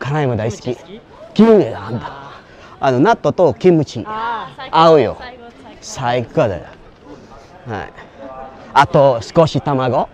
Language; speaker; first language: Japanese; non-native, learner; Filipino